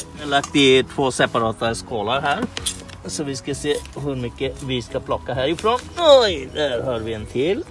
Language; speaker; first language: Swedish; non-native, fluent; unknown